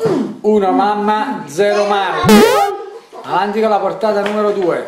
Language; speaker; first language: Italian; native; Italian